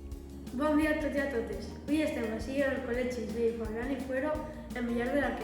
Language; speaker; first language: Catalan; non-native, local second language; Spanish